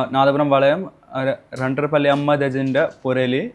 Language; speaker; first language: Malayalam; non-native, local second language; Bangla